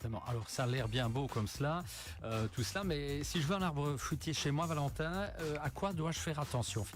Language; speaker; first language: French; native; French